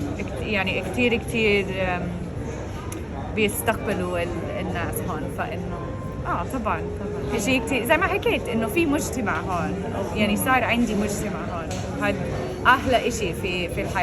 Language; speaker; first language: Arabic; non-native, fluent; English